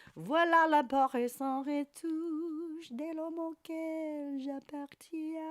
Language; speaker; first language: French; non-native, learner; English